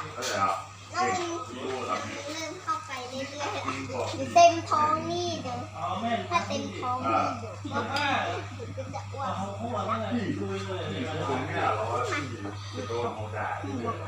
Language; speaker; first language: Thai; native; Thai